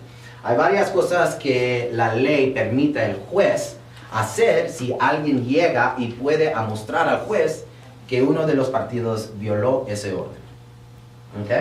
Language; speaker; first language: Spanish; early bilingual, heritage; Spanish